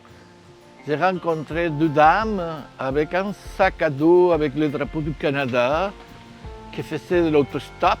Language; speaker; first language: French; non-native, fluent; Spanish